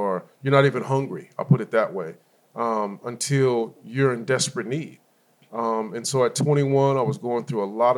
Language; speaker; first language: English; native; English